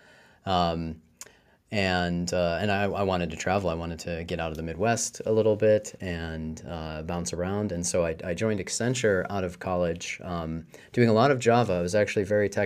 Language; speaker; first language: English; native; English